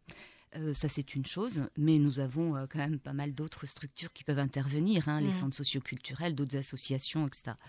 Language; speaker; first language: French; native; French